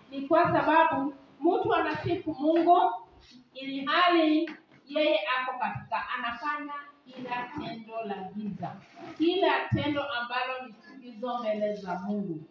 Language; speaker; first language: Swahili; non-native, local second language; Kikuyu